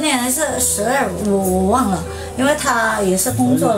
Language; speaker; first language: Chinese; non-native, fluent; Indonesian